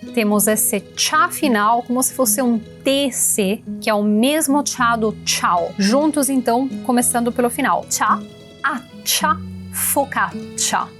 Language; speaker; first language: Portuguese; non-native, fluent; Italian